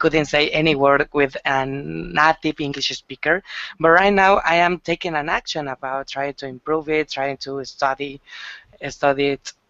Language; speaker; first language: English; non-native, learner; Spanish